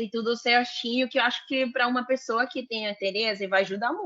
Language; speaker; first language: Portuguese; non-native, fluent; Spanish